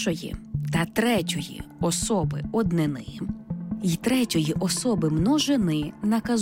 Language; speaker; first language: Ukrainian; native; Ukrainian